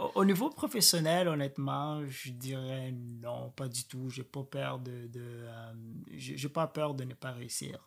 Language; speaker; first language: French; non-native, local second language; Rundi